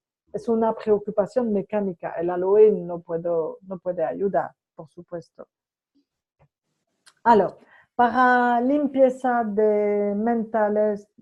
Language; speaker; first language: Spanish; non-native, fluent; French